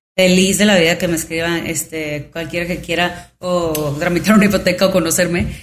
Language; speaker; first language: Spanish; native; Spanish